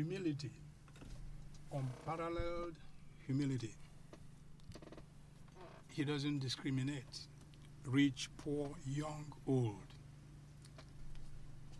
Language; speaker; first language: English; non-native, local second language; Igbo